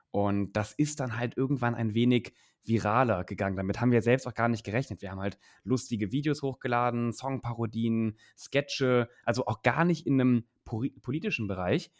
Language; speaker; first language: German; native; German